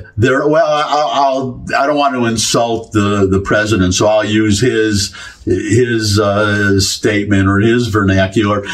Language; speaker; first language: English; native; English